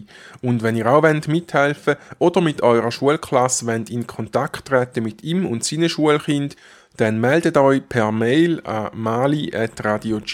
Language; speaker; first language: German; native; German